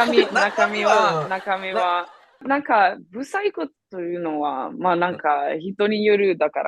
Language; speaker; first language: Japanese; non-native, fluent; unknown